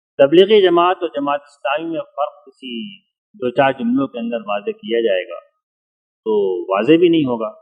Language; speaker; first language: Urdu; native; Urdu